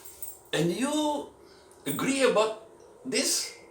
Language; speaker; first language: English; non-native, learner; Indonesian